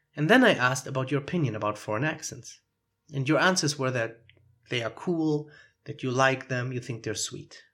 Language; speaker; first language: English; non-native, fluent; German